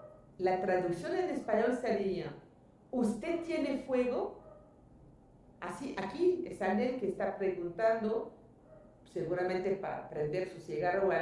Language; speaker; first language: Spanish; non-native, fluent; French